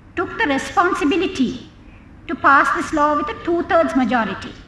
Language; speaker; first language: English; non-native, local second language; Sinhala